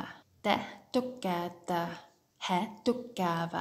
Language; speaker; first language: Finnish; non-native, fluent; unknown